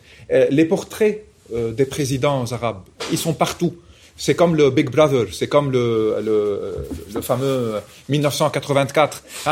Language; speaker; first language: French; non-native, local second language; Arabic